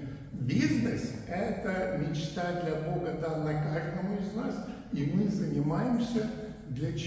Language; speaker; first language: Russian; native; Russian